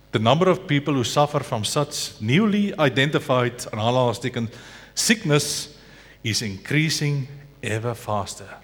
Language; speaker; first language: English; non-native, local second language; Afrikaans